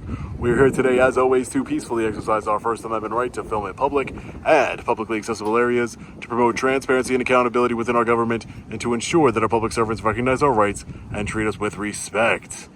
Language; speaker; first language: English; native; English